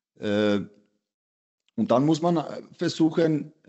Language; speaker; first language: German; non-native, fluent; Icelandic